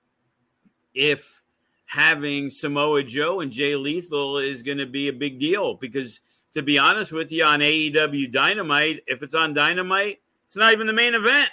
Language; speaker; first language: English; native; English